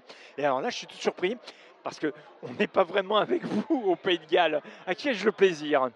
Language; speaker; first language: French; native; French